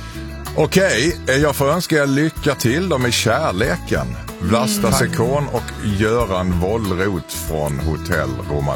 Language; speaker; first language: Swedish; native; Swedish